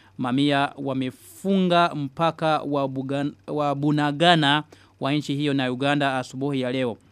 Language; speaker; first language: Swahili; non-native, local second language; Rundi